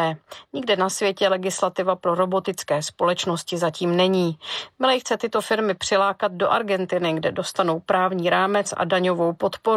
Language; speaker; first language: Czech; native; Czech